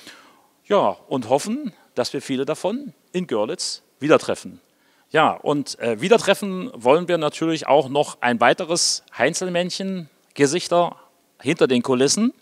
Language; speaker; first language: German; native; German